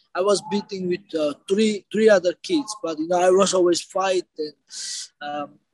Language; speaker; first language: English; non-native, learner; Georgian